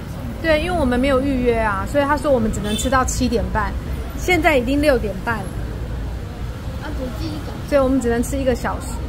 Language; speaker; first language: Chinese; non-native, learner; Japanese